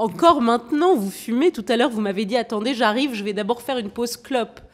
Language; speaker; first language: French; native; French